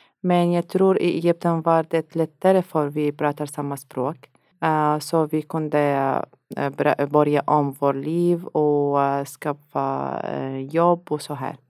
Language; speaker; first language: Swedish; non-native, learner; Arabic